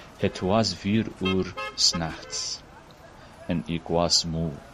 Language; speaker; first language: Dutch; non-native, learner; Arabic